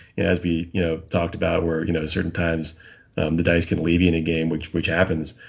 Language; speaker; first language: English; native; English